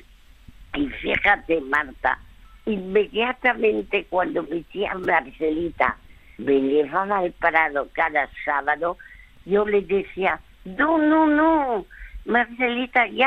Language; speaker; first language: Spanish; early bilingual, other home language; French